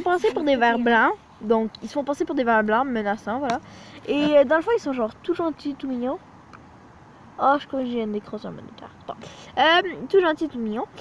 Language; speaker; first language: French; native; French